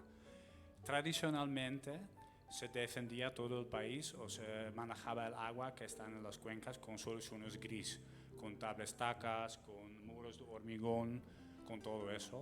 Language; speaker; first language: Spanish; non-native, fluent; Dutch